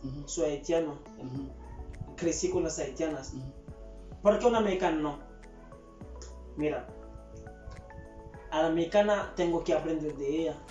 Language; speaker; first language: Spanish; non-native, fluent; Haitian Creole